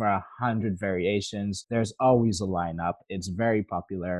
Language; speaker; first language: English; native; English